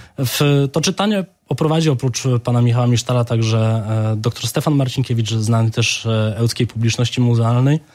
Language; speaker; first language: Polish; native; Polish